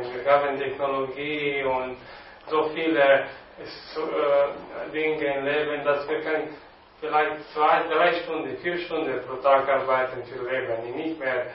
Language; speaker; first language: German; non-native, learner; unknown